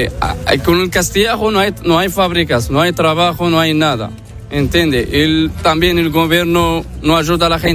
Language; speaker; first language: Spanish; non-native, learner; Arabic